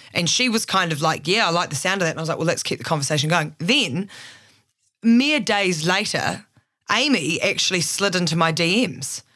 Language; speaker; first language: English; native; English